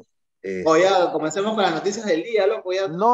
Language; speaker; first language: Spanish; native; Spanish